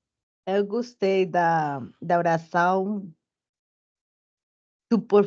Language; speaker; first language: Portuguese; non-native, learner; Spanish